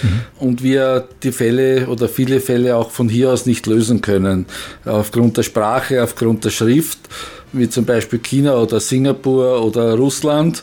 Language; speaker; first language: German; native; German